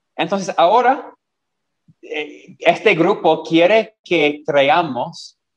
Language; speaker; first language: Spanish; non-native, fluent; English